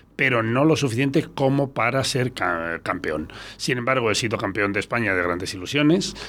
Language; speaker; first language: Spanish; native; Spanish